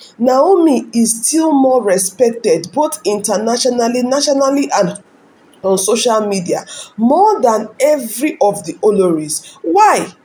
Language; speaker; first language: Nigerian Pidgin; non-native, local second language; Igbo